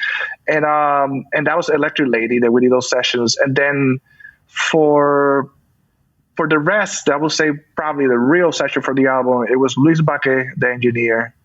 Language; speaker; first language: English; non-native, fluent; Spanish